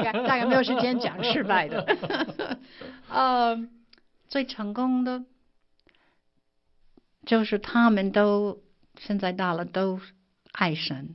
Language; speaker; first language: Chinese; non-native, fluent; English